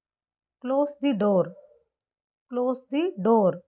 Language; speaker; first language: English; non-native, local second language; Tamil